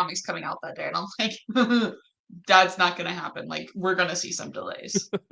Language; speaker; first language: English; native; English